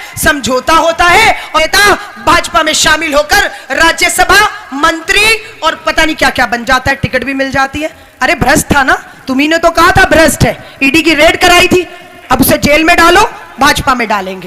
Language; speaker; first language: Hindi; native; Hindi